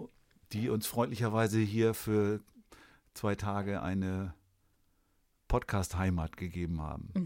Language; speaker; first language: German; native; German